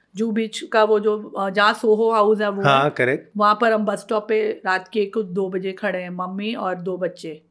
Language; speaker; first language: Hindi; native; Hindi